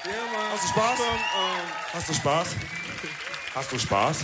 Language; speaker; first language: German; early bilingual, other home language; Wolof